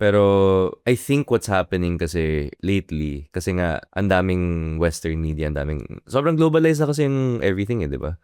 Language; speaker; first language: Filipino; native; Filipino